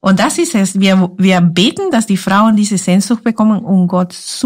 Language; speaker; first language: German; non-native, fluent; Spanish